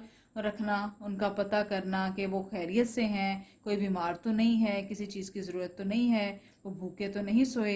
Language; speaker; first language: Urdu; non-native, local second language; Punjabi